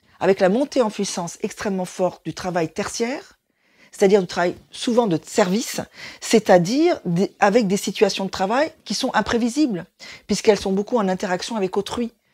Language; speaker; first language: French; native; French